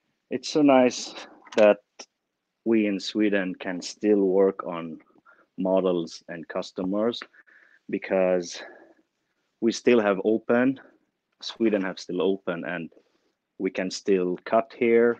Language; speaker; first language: English; non-native, fluent; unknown